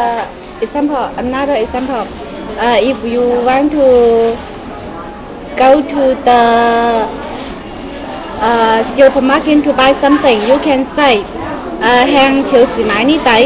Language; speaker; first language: English; non-native, learner; Chinese